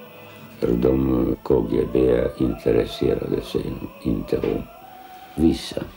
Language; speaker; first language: Swedish; non-native, fluent; Lithuanian